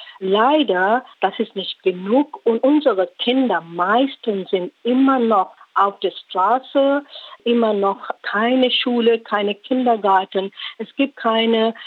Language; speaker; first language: German; non-native, learner; Rohingya